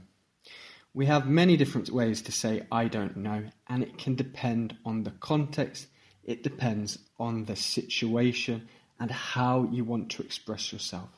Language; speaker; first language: English; native; English